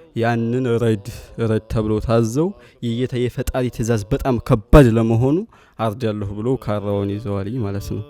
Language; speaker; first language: Amharic; native; Amharic